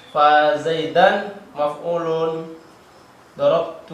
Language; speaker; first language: Arabic; non-native, learner; Indonesian